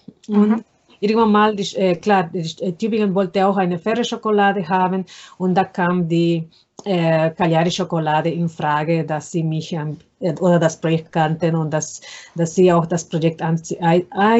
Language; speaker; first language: German; non-native, fluent; Spanish